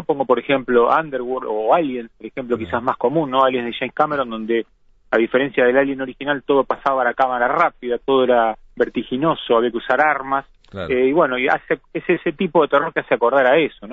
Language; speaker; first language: Spanish; native; Spanish